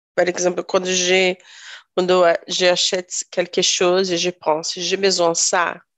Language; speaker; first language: French; non-native, learner; Portuguese